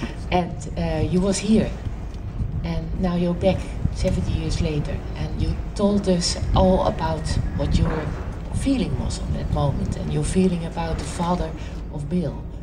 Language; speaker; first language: English; non-native, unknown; Dutch